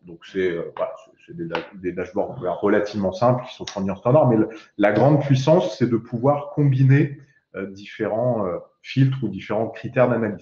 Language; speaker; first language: French; native; French